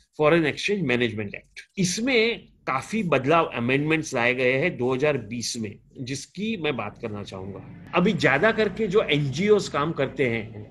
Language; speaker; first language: Hindi; non-native, local second language; Gujarati